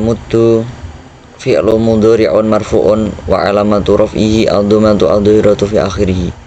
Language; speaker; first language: Arabic; non-native, learner; Indonesian